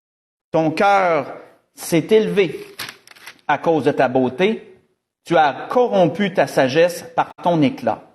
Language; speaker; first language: French; native; French